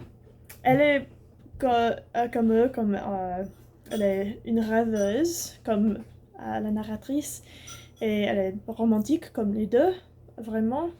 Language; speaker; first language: French; non-native, learner; English